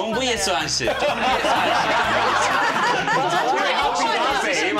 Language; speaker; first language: Chinese; non-native, fluent; Turkish